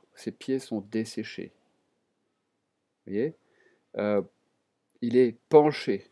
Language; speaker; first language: French; native; French